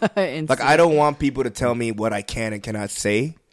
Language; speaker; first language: English; native; English